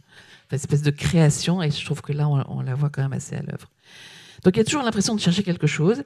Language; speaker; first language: French; native; French